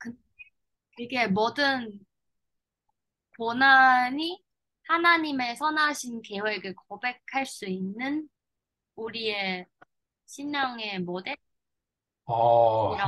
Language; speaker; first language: Korean; non-native, learner; Chinese